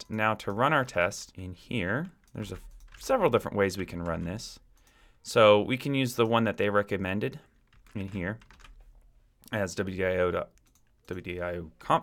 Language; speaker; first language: English; native; English